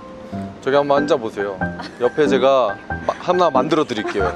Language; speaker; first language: Korean; native; Korean